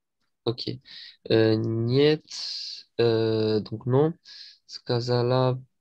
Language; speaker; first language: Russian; non-native, learner; French